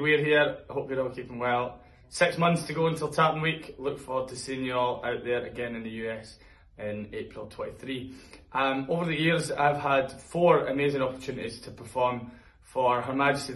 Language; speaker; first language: English; native; English